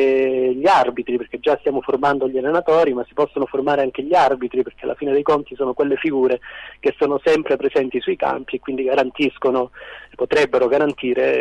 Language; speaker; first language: Italian; native; Italian